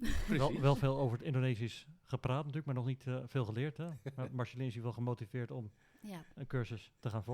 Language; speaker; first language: Dutch; native; Dutch